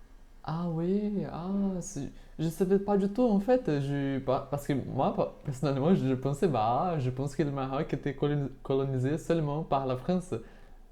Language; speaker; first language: French; non-native, fluent; Portuguese